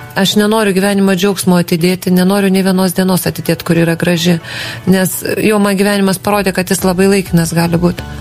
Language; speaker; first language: Lithuanian; native; Lithuanian